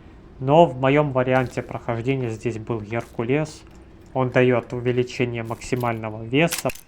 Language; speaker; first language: Russian; native; Russian